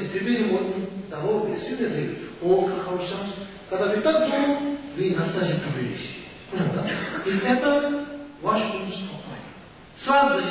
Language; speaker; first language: Russian; non-native, learner; Tibetan